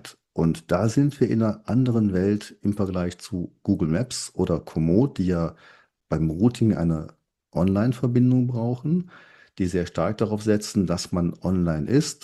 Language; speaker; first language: German; native; German